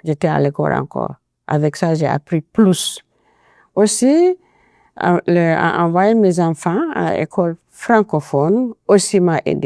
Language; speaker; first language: French; non-native, fluent; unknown